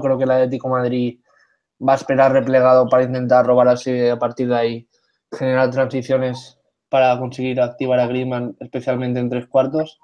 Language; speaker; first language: Spanish; native; Spanish